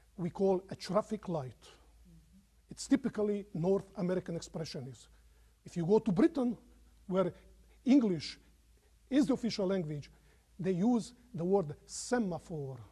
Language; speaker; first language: English; non-native, fluent; Croatian